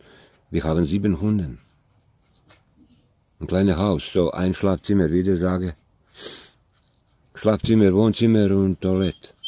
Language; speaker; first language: German; non-native, learner; Croatian